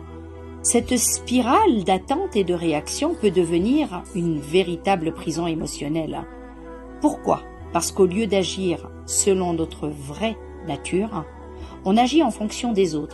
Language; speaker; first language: French; native; French